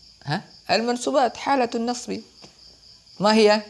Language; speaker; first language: Arabic; non-native, fluent; Indonesian